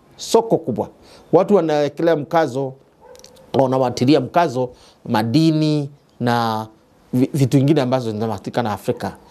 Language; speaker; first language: Swahili; non-native, local second language; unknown